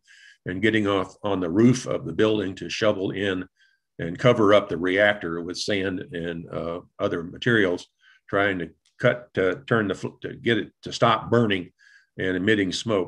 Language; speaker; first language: English; native; English